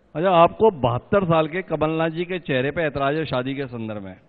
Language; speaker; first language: Hindi; native; Hindi